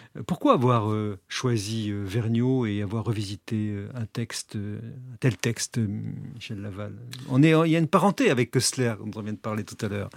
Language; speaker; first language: French; native; French